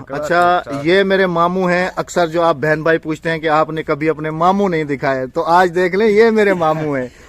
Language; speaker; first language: Urdu; non-native, local second language; Punjabi